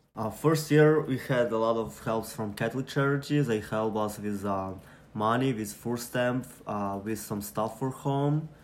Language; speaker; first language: English; non-native, learner; Ukrainian